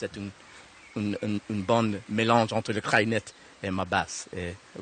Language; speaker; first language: French; non-native, learner; English